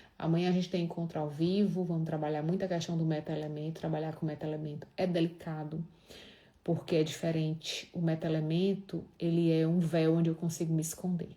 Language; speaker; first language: Portuguese; native; Portuguese